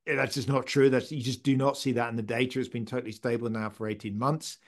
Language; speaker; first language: English; native; English